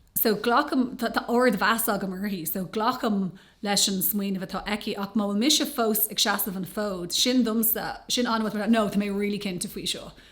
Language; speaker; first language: Irish; non-native, local second language; English